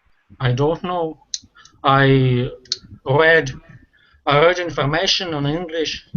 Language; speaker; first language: English; non-native, learner; Russian